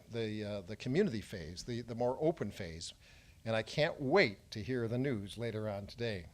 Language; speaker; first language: English; native; English